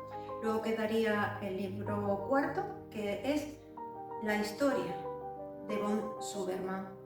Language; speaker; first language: Spanish; native; Spanish